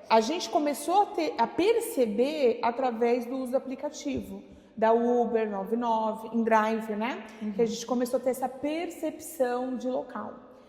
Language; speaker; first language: Portuguese; native; Portuguese